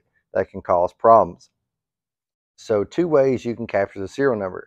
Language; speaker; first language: English; native; English